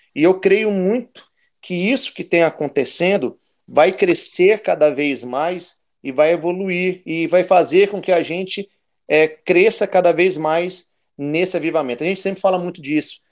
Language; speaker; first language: Portuguese; native; Portuguese